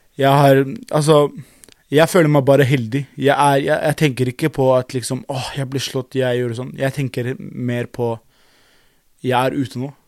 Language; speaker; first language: Norwegian; non-native, fluent; Arabic